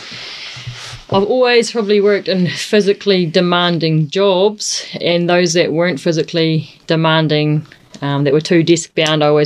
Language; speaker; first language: English; native; English